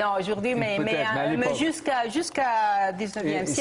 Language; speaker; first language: French; non-native, fluent; Italian